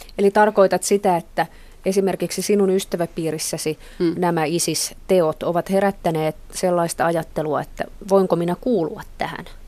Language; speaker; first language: Finnish; native; Finnish